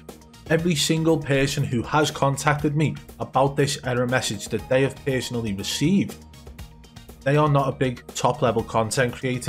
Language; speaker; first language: English; native; English